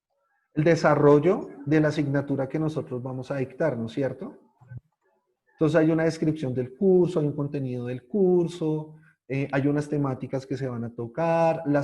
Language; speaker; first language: Spanish; native; Spanish